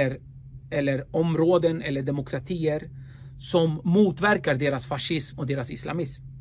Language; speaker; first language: Swedish; early bilingual, other home language; Kurdish